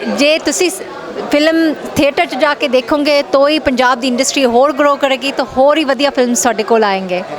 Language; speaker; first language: Punjabi; early bilingual, heritage; Punjabi